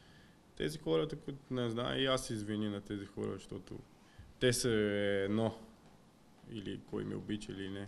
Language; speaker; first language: Bulgarian; non-native, learner; Portuguese